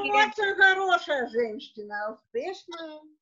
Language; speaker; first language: Russian; non-native, learner; Bulgarian